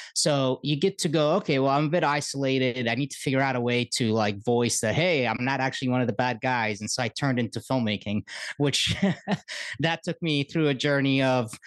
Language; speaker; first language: English; early bilingual, other home language; Arabic